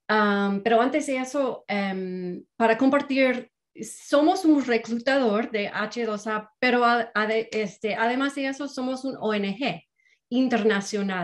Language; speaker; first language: Spanish; non-native, fluent; English